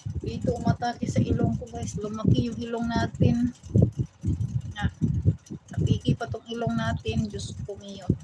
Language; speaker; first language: Filipino; non-native, local second language; Cebuano